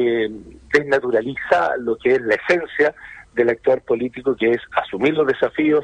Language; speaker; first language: Spanish; native; Spanish